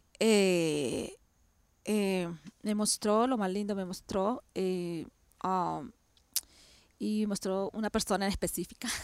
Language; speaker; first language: Spanish; native; Spanish